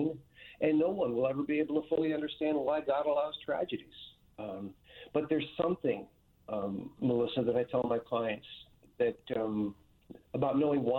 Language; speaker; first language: English; native; English